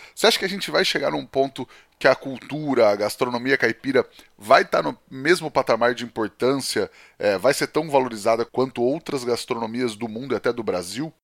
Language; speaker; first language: Portuguese; native; Portuguese